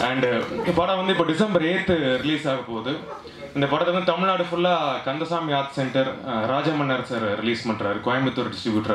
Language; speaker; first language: Tamil; native; Tamil